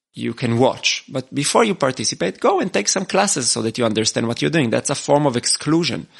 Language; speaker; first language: English; non-native, fluent; Hebrew